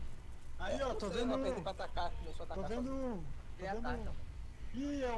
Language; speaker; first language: Portuguese; native; Portuguese